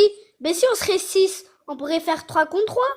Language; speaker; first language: French; early bilingual, other home language; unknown